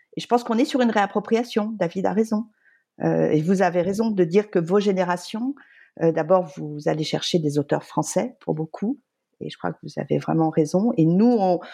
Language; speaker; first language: French; native; French